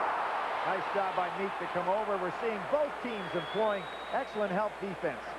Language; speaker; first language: English; native; English